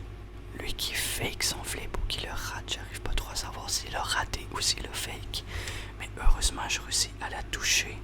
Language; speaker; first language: French; native; French